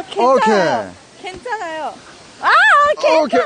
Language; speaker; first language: Korean; non-native, learner; Japanese